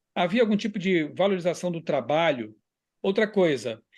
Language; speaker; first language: Portuguese; native; Portuguese